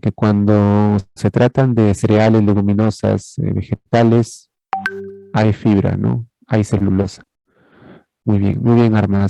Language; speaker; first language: Spanish; native; Spanish